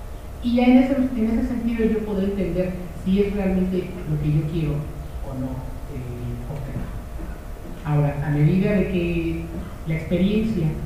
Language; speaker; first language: Spanish; native; Spanish